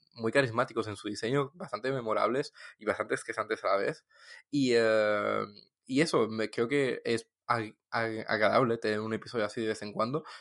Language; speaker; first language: Spanish; non-native, fluent; French